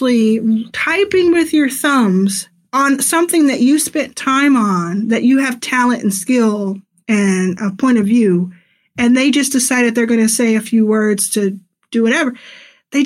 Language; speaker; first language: English; native; English